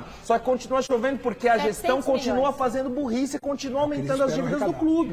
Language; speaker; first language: Portuguese; native; Portuguese